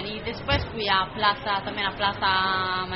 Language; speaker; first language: Spanish; non-native, fluent; Italian